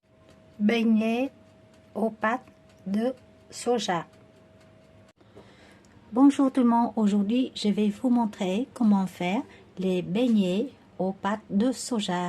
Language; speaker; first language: French; non-native, learner; Vietnamese